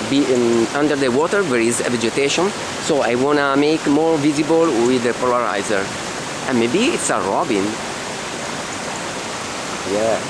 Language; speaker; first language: English; non-native, fluent; Italian